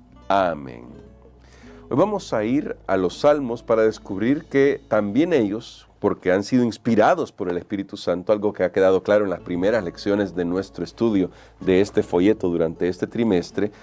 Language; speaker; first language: Spanish; native; Spanish